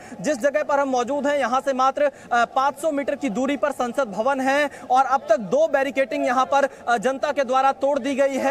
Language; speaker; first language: Hindi; native; Hindi